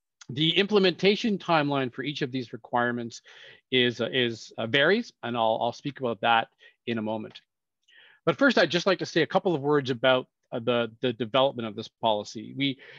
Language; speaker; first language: English; native; English